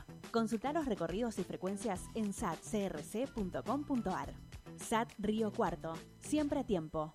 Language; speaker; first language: Spanish; native; Spanish